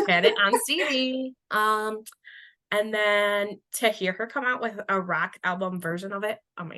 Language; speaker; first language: English; native; English